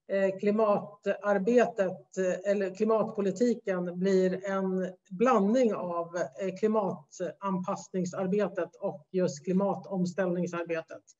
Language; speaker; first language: Swedish; native; Swedish